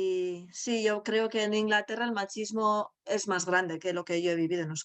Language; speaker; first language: Spanish; non-native, local second language; Basque